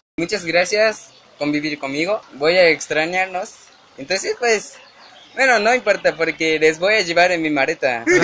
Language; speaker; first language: Spanish; non-native, learner; Japanese